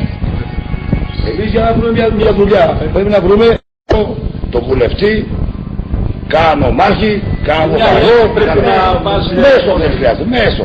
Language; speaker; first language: Greek; non-native, local second language; Macedonian